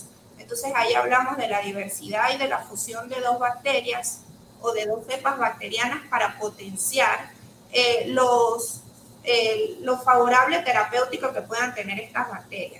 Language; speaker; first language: Spanish; native; Spanish